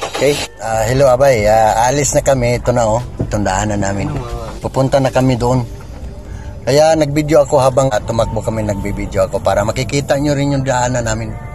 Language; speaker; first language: Filipino; non-native, local second language; Cebuano